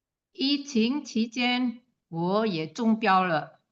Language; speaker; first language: Chinese; non-native, learner; Indonesian